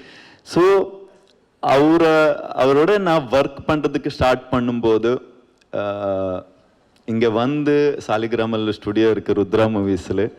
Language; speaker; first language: Tamil; non-native, learner; Kannada